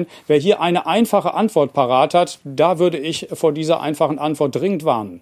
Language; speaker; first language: German; native; German